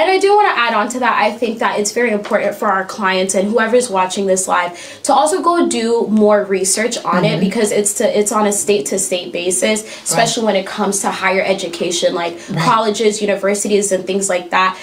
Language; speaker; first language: English; early bilingual, other home language; French